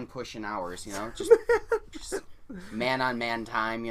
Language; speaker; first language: English; native; English